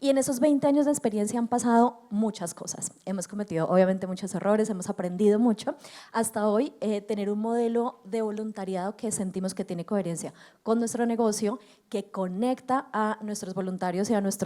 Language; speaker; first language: Spanish; native; Spanish